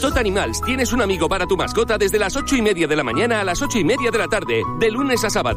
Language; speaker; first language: Spanish; native; Spanish